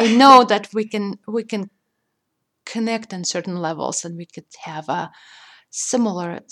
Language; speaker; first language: English; non-native, fluent; Russian